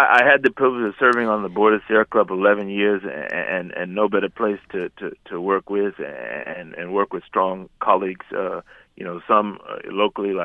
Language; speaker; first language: English; native; English